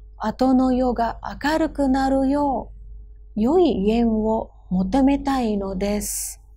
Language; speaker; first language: Japanese; non-native, fluent; Hindi